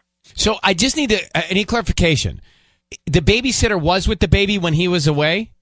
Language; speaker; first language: English; native; English